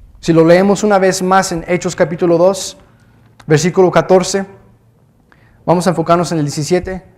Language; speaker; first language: Spanish; early bilingual, heritage; Spanish